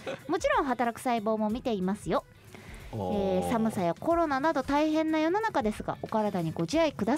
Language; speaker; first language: Japanese; native; Japanese